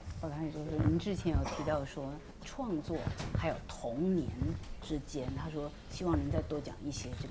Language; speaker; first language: Chinese; native; Chinese